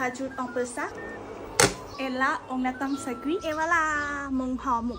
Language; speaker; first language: French; non-native, learner; Thai